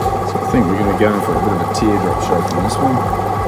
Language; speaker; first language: English; native; English